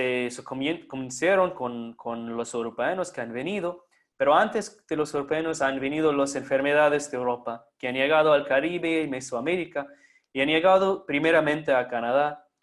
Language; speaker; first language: Spanish; non-native, fluent; English